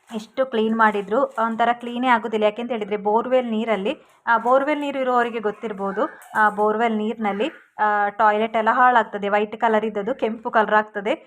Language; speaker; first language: Kannada; non-native, local second language; Tulu